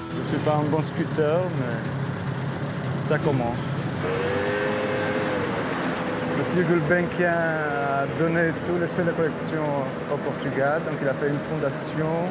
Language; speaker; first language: French; non-native, fluent; Portuguese